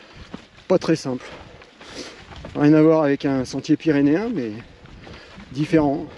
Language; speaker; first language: French; native; French